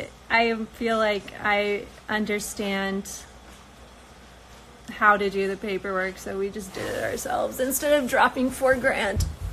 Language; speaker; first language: English; native; English